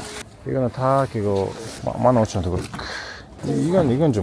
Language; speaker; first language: Korean; non-native, learner; Mongolian